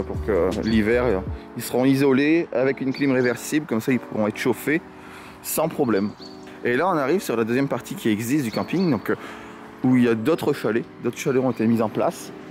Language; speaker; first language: French; native; French